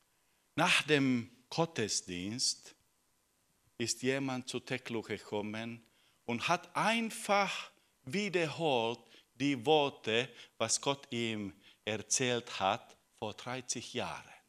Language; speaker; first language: German; non-native, fluent; Finnish